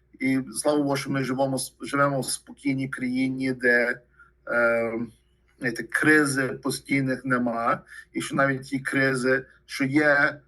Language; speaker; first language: Ukrainian; early bilingual, heritage; Ukrainian